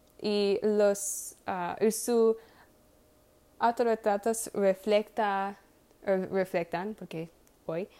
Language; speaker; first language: Spanish; non-native, learner; English